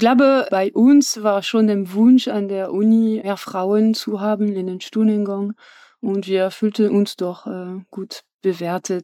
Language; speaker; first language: German; non-native, fluent; French